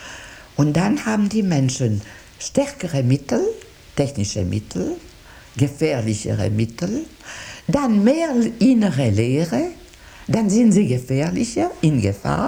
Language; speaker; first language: German; non-native, local second language; French